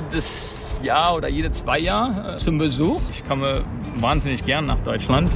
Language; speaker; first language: German; native; German